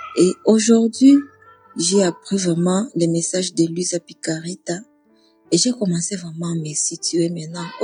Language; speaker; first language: French; non-native, local second language; Swahili